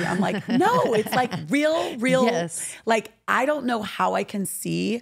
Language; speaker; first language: English; native; English